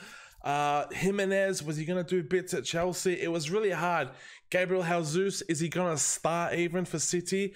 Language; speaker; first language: English; native; English